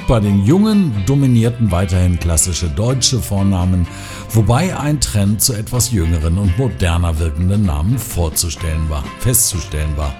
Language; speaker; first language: German; native; German